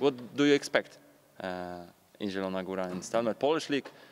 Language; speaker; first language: English; non-native, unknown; Polish